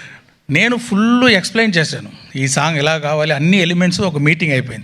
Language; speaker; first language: Telugu; non-native, local second language; Tamil